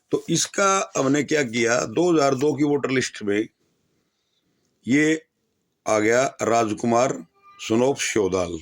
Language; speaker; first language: Hindi; native; Hindi